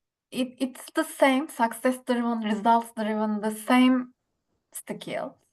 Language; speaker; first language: English; non-native, learner; Turkish